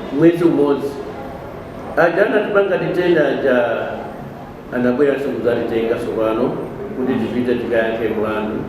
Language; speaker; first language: Nyanja; non-native, local second language; Yao